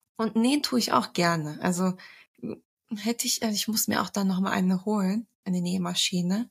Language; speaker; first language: German; early bilingual, other home language; Turkish